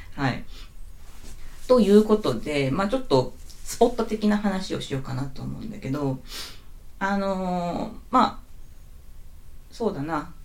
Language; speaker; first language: Japanese; native; Japanese